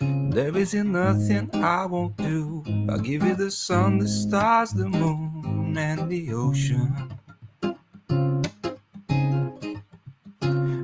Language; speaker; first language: English; native; English